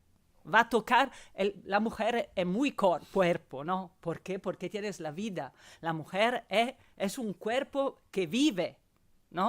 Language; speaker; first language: Spanish; non-native, fluent; Italian